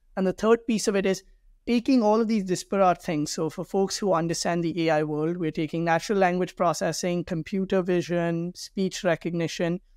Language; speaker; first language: English; non-native, local second language; Hindi